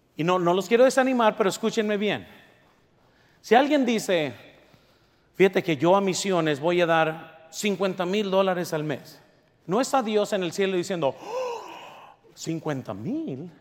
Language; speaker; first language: Spanish; early bilingual, heritage; Spanish